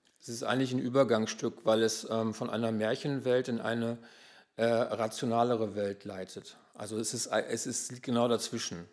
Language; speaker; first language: German; native; German